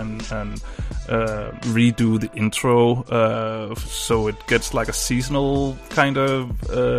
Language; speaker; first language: English; non-native, fluent; Danish